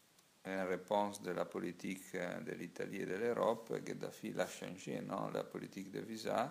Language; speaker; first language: French; non-native, learner; Italian